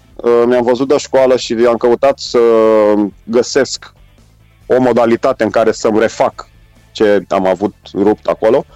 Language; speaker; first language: Romanian; native; Romanian